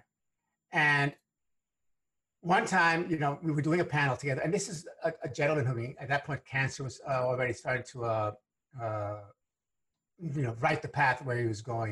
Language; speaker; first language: English; early bilingual, other home language; Spanish